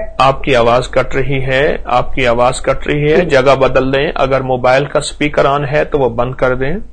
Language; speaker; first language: Urdu; native; Urdu